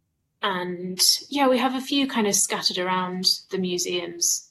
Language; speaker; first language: English; native; English